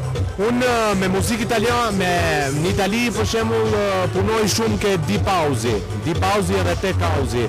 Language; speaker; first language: Albanian; early bilingual, heritage; Albanian